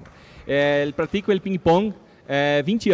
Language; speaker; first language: Spanish; non-native, learner; Portuguese